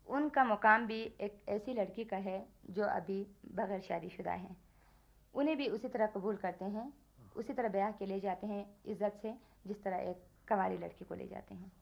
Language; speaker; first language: Urdu; non-native, local second language; Balti